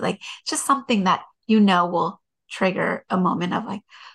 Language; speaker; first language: English; native; English